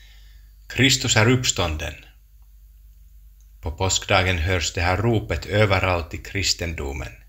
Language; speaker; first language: Swedish; non-native, local second language; Finnish